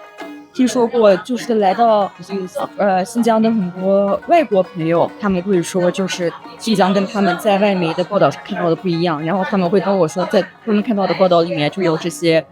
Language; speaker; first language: Chinese; non-native, local second language; Uyghur